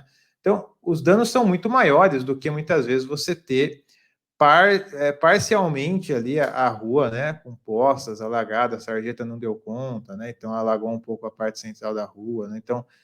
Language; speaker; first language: Portuguese; native; Portuguese